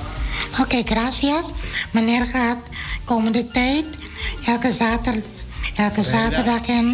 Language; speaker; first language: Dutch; non-native, fluent; Spanish